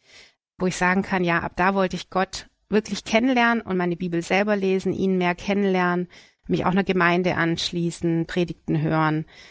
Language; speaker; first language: German; native; German